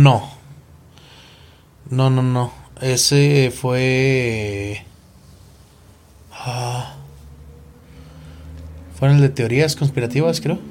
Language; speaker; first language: Spanish; native; Spanish